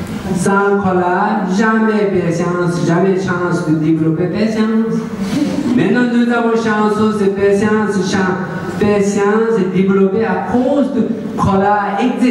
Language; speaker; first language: French; non-native, learner; Tibetan